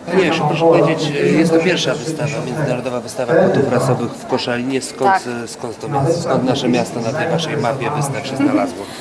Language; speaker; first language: Polish; native; Polish